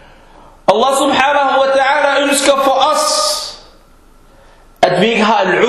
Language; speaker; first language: Danish; early bilingual, other home language; Arabic